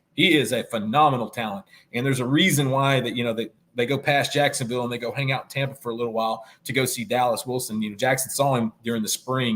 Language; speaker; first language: English; native; English